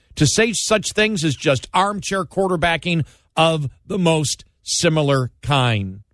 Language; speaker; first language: English; native; English